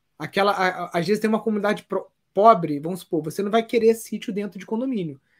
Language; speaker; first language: Portuguese; native; Portuguese